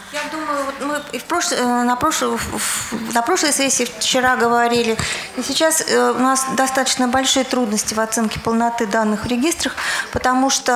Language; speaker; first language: Russian; native; Russian